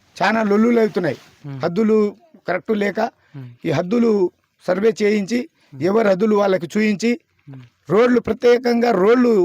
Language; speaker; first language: Telugu; non-native, local second language; Lambadi